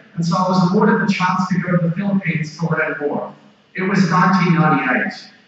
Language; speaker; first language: English; native; English